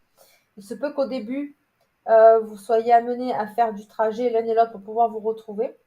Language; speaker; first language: French; native; French